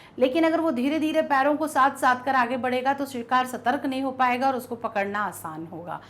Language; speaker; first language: Hindi; native; Hindi